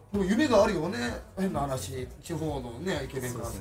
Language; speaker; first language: Japanese; native; Japanese